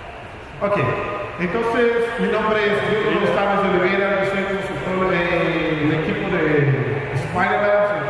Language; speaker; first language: Spanish; non-native, fluent; Portuguese